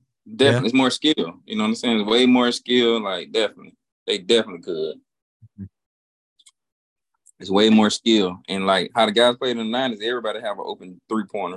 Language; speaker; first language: English; native; English